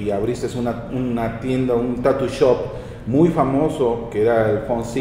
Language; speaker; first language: Spanish; native; Spanish